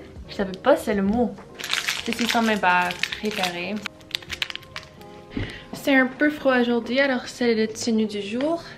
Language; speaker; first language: French; early bilingual, heritage; English